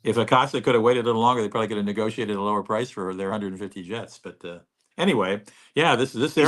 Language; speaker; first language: English; native; English